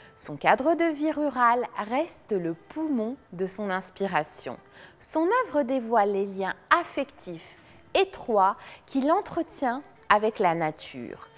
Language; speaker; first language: French; non-native, local second language; Arabic